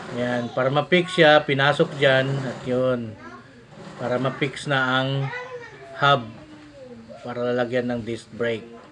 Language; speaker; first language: Filipino; non-native, local second language; Cebuano